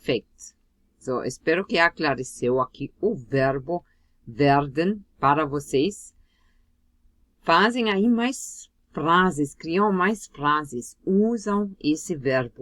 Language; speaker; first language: Portuguese; non-native, fluent; German